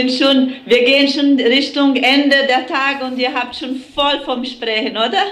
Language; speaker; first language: German; non-native, fluent; Portuguese